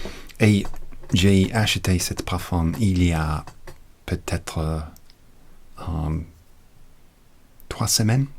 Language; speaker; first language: French; non-native, learner; English